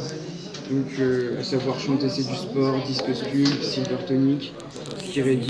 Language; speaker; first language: French; native; French